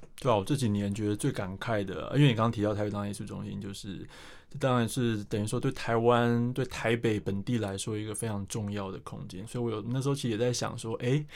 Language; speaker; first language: Chinese; native; Chinese